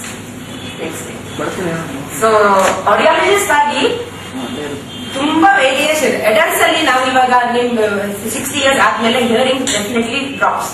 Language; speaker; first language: Kannada; non-native, local second language; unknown